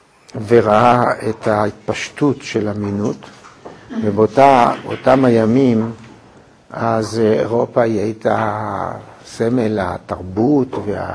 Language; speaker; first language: Hebrew; native; Hebrew